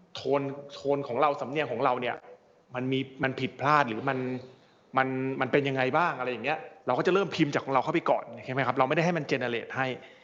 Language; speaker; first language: Thai; native; Thai